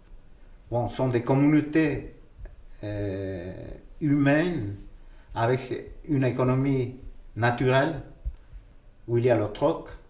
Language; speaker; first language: French; non-native, fluent; Quechua